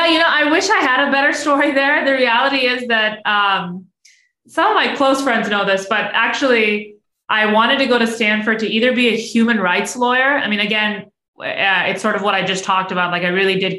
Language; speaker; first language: English; non-native, local second language; Urdu